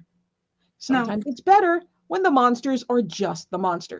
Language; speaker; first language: English; native; English